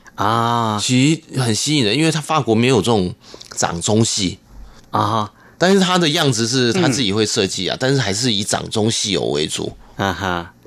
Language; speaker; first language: Chinese; non-native, local second language; Hakka Chinese